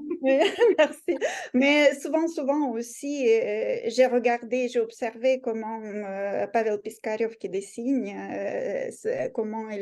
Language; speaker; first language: French; non-native, fluent; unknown